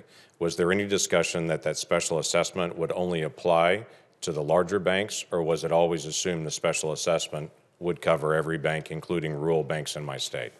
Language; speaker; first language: English; native; English